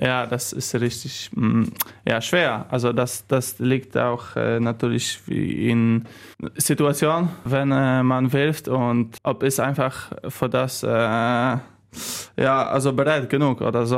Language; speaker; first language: German; non-native, learner; Polish